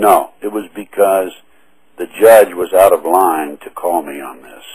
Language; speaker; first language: English; native; English